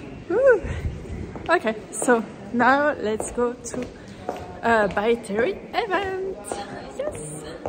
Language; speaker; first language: English; non-native, fluent; French